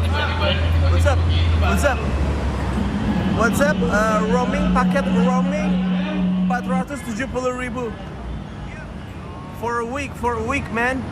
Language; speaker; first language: English; non-native, learner; Indonesian